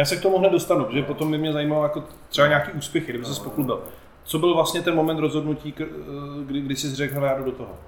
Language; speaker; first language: Czech; native; Czech